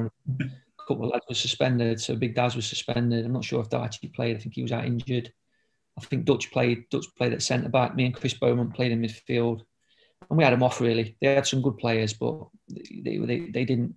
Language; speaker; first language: English; native; English